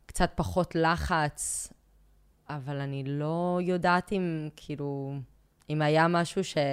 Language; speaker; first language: Hebrew; early bilingual, other home language; English